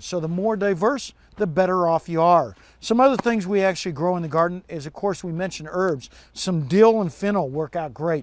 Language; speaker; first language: English; native; English